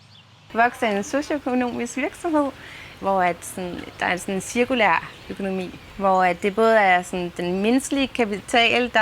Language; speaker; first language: Danish; native; Danish